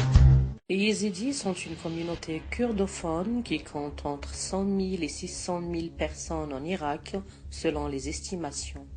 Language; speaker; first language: French; native; French